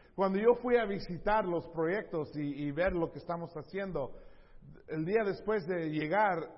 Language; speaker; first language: Spanish; early bilingual, heritage; Spanish